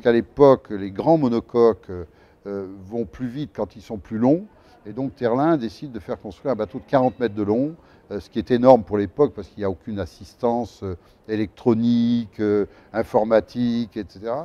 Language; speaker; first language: French; native; French